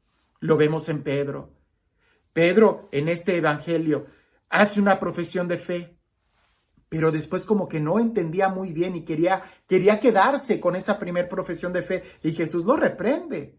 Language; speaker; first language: Spanish; native; Spanish